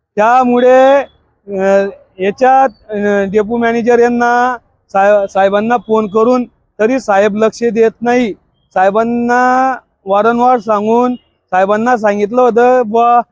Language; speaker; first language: Marathi; native; Marathi